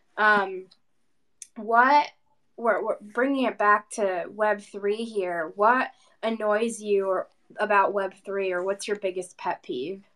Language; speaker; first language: English; non-native, fluent; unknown